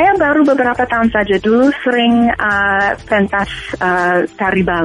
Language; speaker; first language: Indonesian; non-native, fluent; English